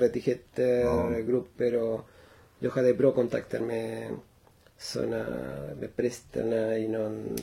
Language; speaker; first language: Swedish; non-native, fluent; Spanish